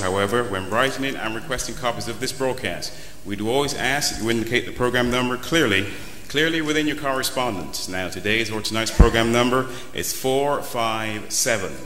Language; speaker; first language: English; native; English